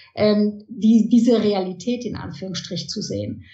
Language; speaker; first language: German; early bilingual, heritage; German